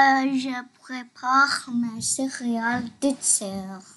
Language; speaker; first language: French; non-native, learner; English